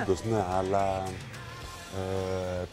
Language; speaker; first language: Greek; early bilingual, heritage; Greek